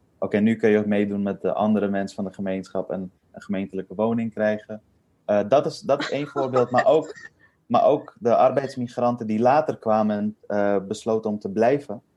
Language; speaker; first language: Dutch; early bilingual, other home language; Persian